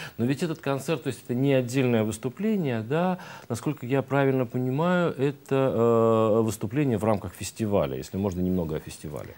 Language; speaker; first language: Russian; native; Russian